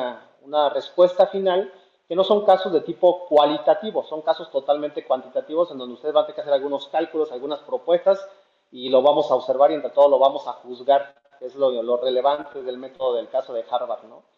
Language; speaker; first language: Spanish; native; Spanish